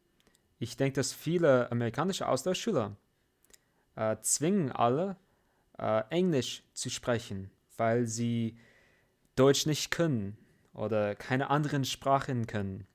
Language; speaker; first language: German; non-native, fluent; English